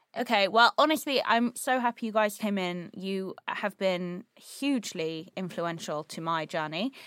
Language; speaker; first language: English; native; English